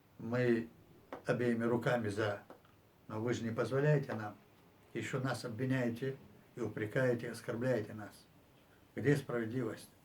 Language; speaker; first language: Russian; non-native, local second language; Chechen